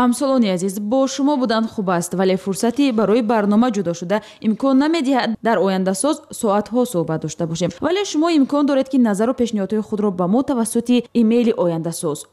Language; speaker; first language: Tajik; native; Tajik